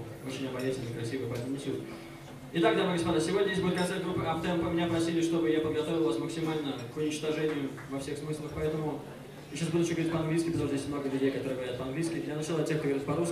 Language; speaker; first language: Russian; native; Russian